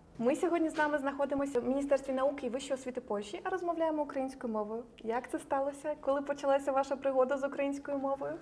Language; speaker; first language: Ukrainian; native; Ukrainian